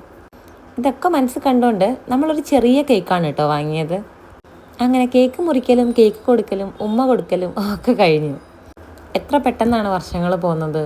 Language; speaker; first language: Malayalam; native; Malayalam